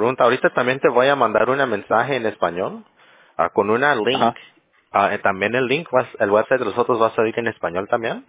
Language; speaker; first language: Spanish; early bilingual, heritage; English